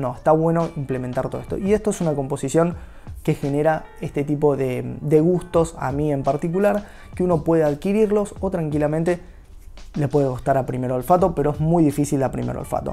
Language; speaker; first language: Spanish; native; Spanish